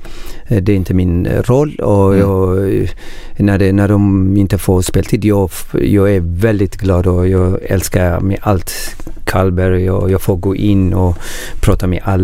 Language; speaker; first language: Swedish; non-native, learner; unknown